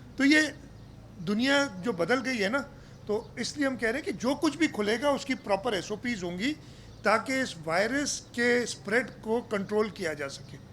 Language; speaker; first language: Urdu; non-native, local second language; Sindhi